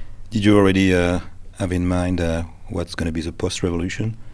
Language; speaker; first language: English; non-native, fluent; French